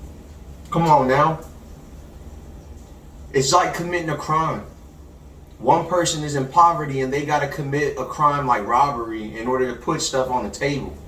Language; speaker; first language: English; native; English